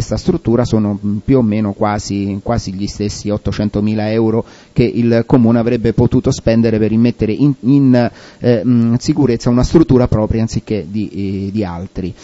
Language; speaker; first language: Italian; native; Italian